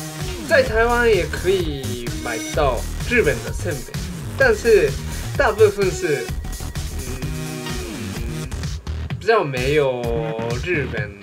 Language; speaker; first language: Chinese; non-native, fluent; Japanese